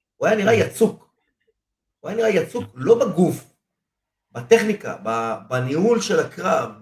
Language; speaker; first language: Hebrew; non-native, fluent; Spanish